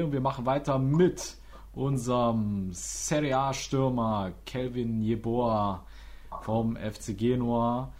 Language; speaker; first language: German; native; German